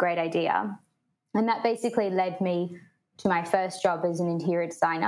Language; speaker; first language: English; native; English